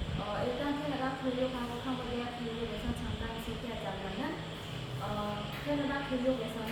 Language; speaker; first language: Korean; non-native, fluent; Khmer